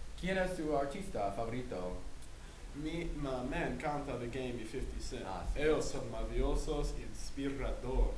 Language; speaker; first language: Spanish; non-native, learner; English